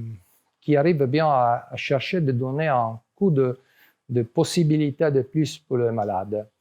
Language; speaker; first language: French; non-native, learner; Italian